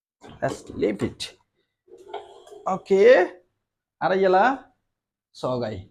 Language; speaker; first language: English; non-native, learner; Rohingya